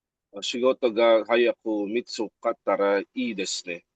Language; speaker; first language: Japanese; non-native, learner; Filipino